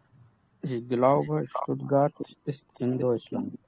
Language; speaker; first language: German; non-native, learner; Arabic